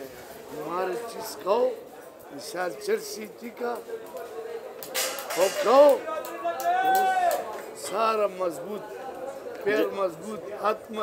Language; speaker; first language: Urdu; non-native, local second language; Pashto